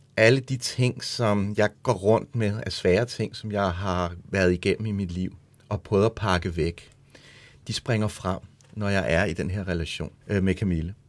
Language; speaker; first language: Danish; early bilingual, other home language; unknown